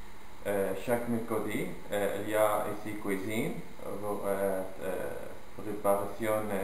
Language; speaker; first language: French; non-native, learner; Arabic